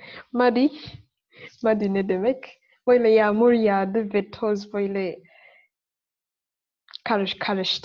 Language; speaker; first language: Turkish; non-native, fluent; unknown